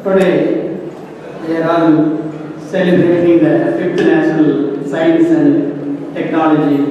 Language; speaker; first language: English; non-native, local second language; Tamil